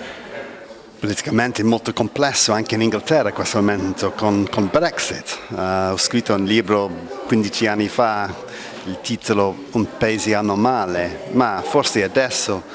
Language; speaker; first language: Italian; non-native, learner; English